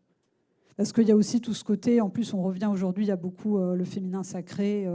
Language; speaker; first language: French; native; French